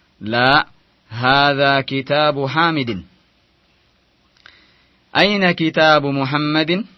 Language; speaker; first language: Arabic; non-native, fluent; Indonesian